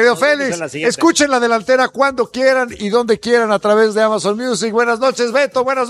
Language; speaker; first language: Spanish; native; Spanish